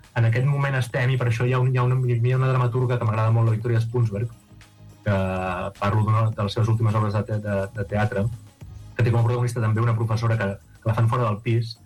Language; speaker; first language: Catalan; native; Catalan